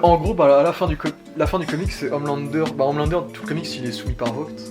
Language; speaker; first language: French; native; French